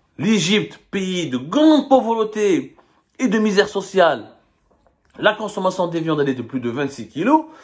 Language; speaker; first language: French; non-native, local second language; Arabic